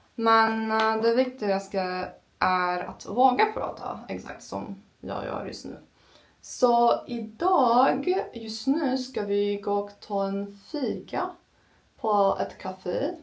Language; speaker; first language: Swedish; non-native, learner; Turkish